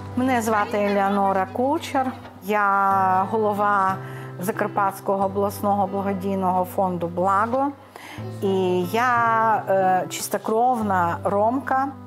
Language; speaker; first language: Ukrainian; non-native, local second language; Romany